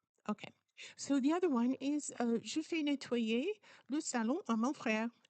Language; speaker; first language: French; non-native, fluent; English